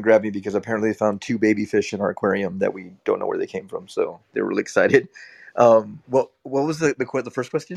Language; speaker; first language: English; native; English